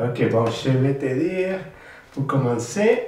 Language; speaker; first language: French; non-native, fluent; Spanish